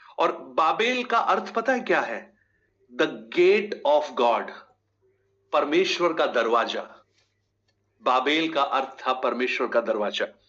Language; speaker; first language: Hindi; native; Hindi